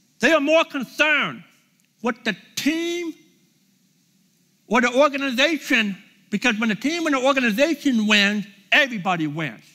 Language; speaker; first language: English; native; English